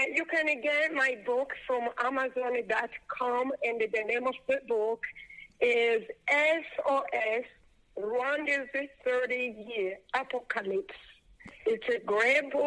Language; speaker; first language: English; non-native, local second language; Kinyarwanda